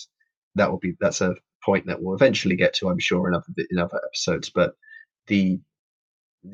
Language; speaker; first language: English; native; English